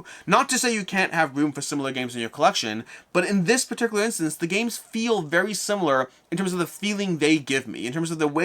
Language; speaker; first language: English; native; English